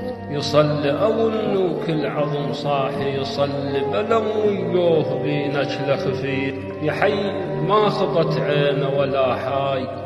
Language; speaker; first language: Arabic; native; Arabic